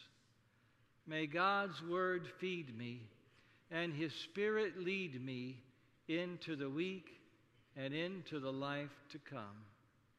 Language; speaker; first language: English; native; English